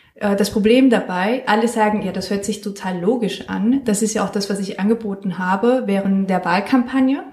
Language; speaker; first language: German; non-native, fluent; Spanish